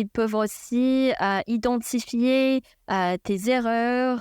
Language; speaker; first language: French; non-native, fluent; Chinese